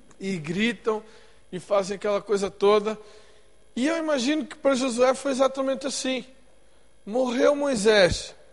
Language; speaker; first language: Portuguese; native; Portuguese